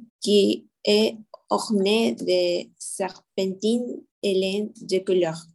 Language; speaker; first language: French; non-native, learner; Spanish